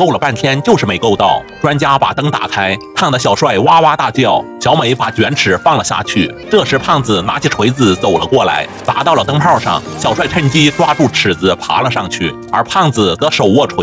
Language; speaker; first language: Chinese; native; Chinese